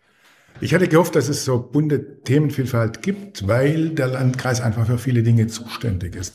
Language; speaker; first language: German; native; German